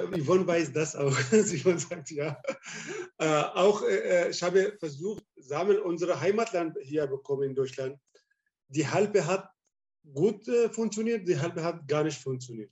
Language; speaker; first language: German; non-native, learner; Arabic